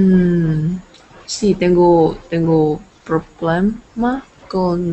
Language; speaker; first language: Spanish; non-native, learner; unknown